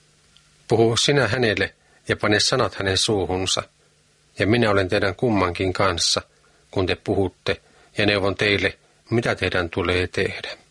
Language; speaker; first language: Finnish; native; Finnish